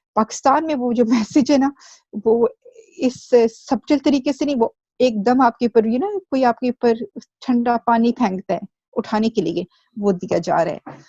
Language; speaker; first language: Urdu; early bilingual, heritage; Urdu